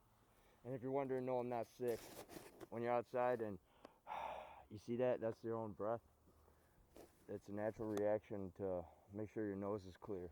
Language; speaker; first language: English; native; English